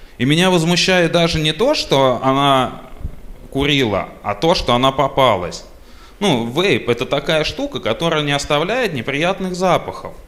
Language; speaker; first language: Russian; native; Russian